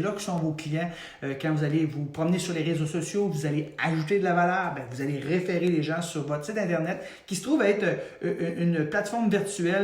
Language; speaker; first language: French; native; French